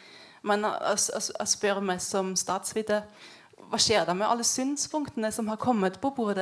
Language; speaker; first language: Norwegian; non-native, fluent; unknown